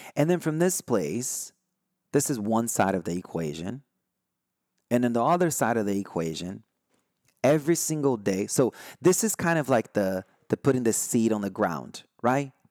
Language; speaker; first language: English; non-native, fluent; Portuguese